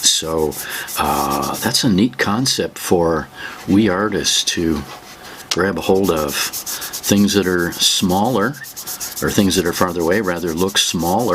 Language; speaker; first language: English; native; English